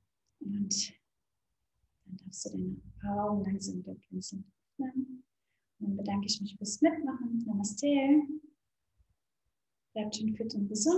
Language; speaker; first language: German; native; German